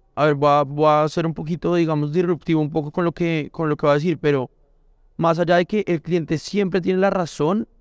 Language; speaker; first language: Spanish; native; Spanish